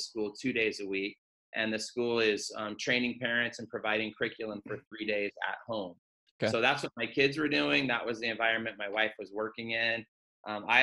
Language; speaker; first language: English; native; English